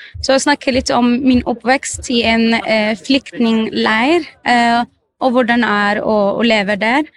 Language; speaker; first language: Norwegian; non-native, fluent; Arabic